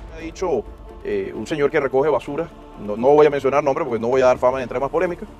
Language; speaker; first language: Spanish; native; Spanish